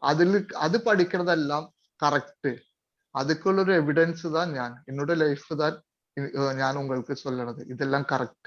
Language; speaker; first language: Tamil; non-native, learner; Malayalam